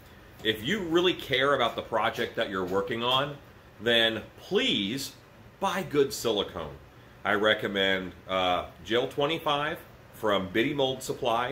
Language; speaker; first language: English; native; English